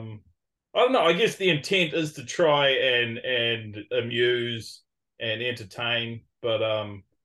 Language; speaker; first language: English; native; English